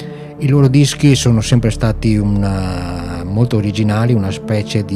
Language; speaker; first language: Italian; native; Italian